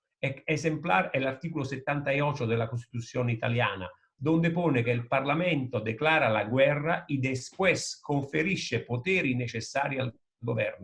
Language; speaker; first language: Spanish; non-native, fluent; Italian